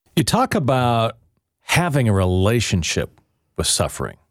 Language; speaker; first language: English; native; English